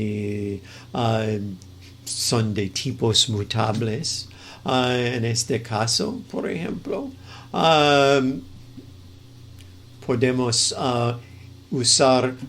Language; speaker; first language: Spanish; non-native, fluent; English